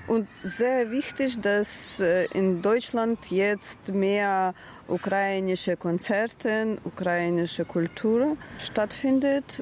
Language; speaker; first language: German; non-native, learner; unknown